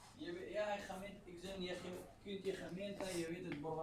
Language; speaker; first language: Dutch; non-native, learner; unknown